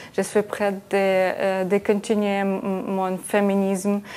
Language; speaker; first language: French; non-native, learner; Ukrainian